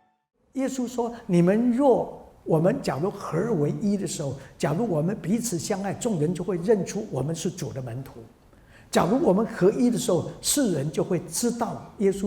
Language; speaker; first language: Chinese; native; Chinese